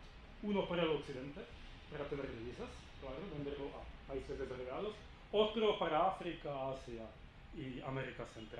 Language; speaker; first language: Spanish; non-native, fluent; Czech